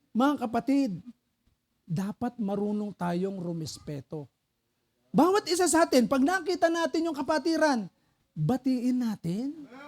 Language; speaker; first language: Filipino; non-native, local second language; Pampanga